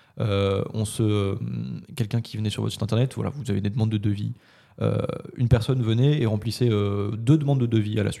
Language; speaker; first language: French; native; French